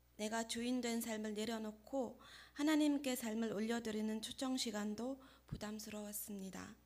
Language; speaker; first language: Korean; non-native, fluent; Mongolian